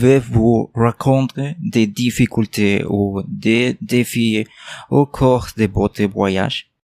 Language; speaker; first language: French; non-native, learner; Spanish